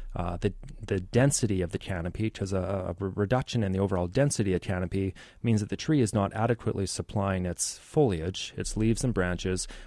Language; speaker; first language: English; native; English